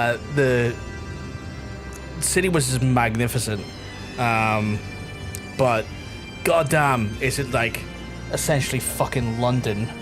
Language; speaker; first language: English; native; English